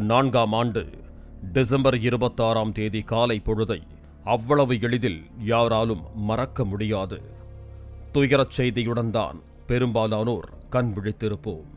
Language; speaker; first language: Tamil; native; Tamil